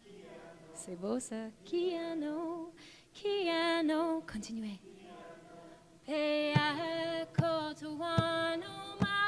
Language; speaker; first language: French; non-native, fluent; English